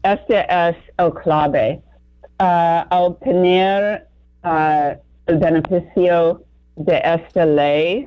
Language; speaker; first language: Spanish; non-native, learner; English